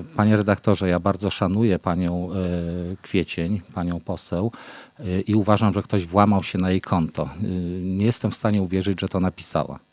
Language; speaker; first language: Polish; native; Polish